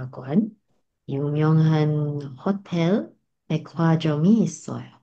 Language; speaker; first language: Korean; non-native, learner; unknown